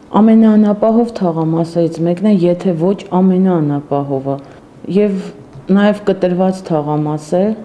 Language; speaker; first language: Armenian; native; Armenian